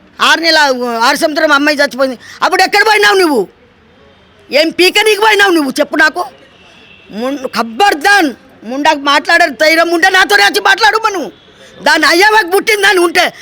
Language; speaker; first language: Telugu; non-native, local second language; Lambadi